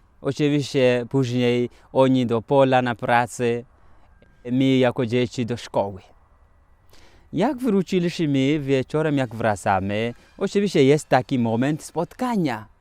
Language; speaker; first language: Polish; non-native, fluent; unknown